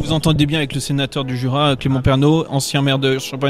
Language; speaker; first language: French; native; French